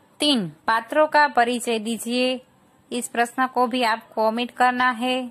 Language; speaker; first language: Hindi; non-native, local second language; Gujarati